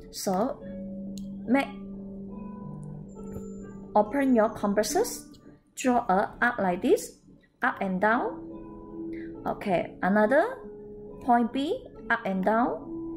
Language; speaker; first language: English; non-native, local second language; Chinese